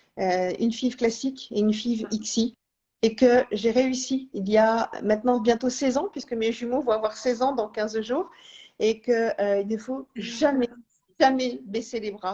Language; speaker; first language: French; native; French